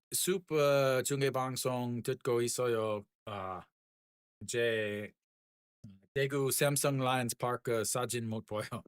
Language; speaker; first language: Korean; non-native, learner; English